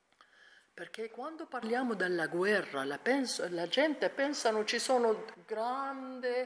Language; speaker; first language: Italian; non-native, learner; Arabic